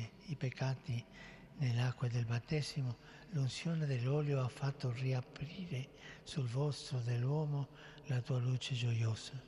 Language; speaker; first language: Italian; non-native, fluent; Spanish